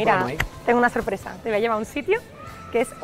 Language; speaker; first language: Spanish; native; Spanish